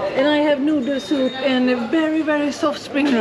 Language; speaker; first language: English; non-native, fluent; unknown